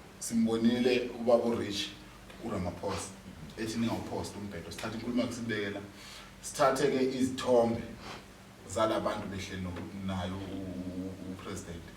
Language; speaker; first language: Zulu; native; Zulu